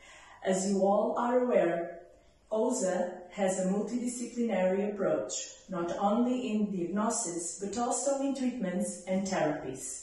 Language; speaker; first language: English; non-native, fluent; Portuguese